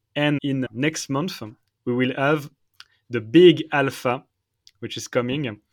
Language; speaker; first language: English; non-native, fluent; French